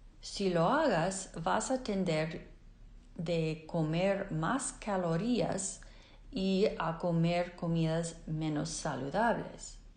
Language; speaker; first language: Spanish; non-native, fluent; English